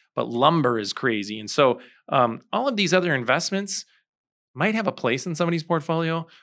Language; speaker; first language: English; native; English